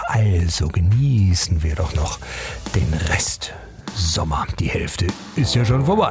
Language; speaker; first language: German; native; German